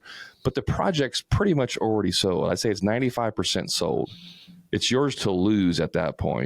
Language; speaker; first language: English; native; English